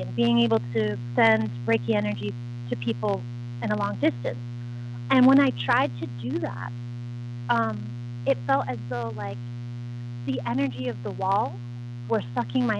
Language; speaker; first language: English; native; English